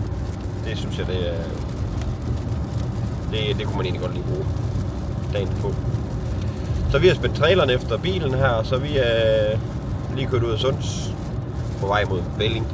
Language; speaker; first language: Danish; native; Danish